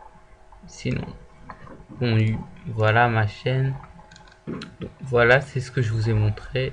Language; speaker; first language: French; native; French